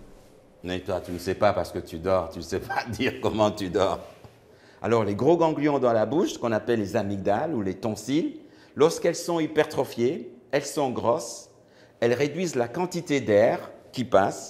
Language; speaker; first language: French; native; French